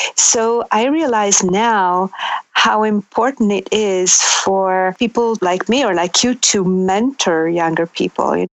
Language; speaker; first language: English; non-native, fluent; Italian